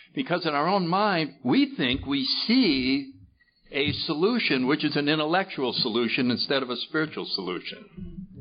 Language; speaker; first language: English; native; English